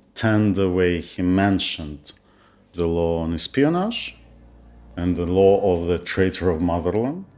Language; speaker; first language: English; non-native, fluent; Kazakh